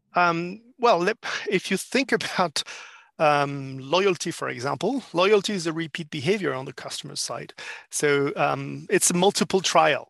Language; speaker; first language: English; non-native, fluent; French